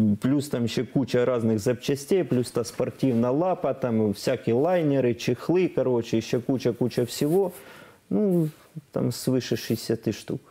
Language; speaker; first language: Ukrainian; non-native, local second language; Russian